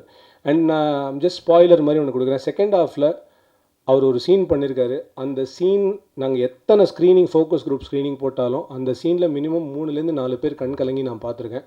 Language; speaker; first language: Tamil; native; Tamil